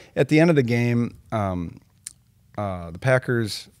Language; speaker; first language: English; native; English